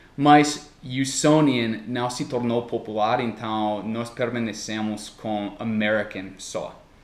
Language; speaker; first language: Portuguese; non-native, fluent; English